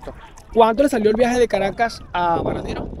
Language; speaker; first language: Spanish; native; Spanish